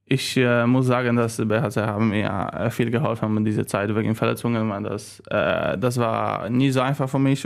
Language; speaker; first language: German; non-native, learner; Polish